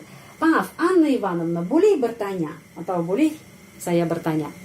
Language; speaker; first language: Indonesian; non-native, fluent; Russian